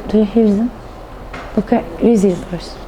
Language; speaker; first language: English; non-native, fluent; Arabic